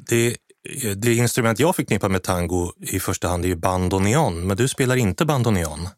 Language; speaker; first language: Swedish; native; Swedish